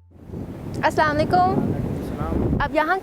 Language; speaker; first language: Hindi; non-native, fluent; Chinese